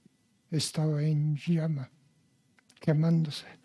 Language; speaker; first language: Spanish; non-native, fluent; Japanese